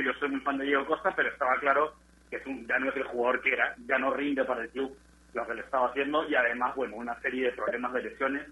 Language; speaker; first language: Spanish; native; Spanish